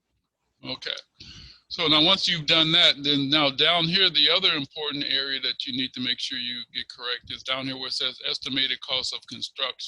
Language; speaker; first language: English; native; English